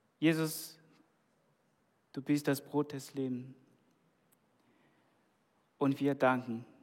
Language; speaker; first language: German; non-native, fluent; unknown